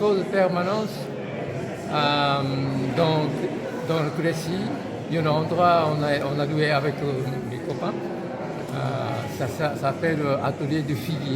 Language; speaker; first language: French; non-native, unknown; Japanese